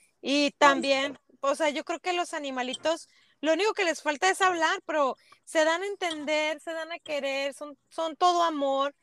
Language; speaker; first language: Spanish; native; Spanish